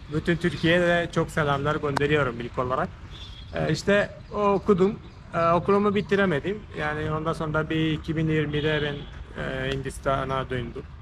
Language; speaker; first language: Turkish; non-native, fluent; Malayalam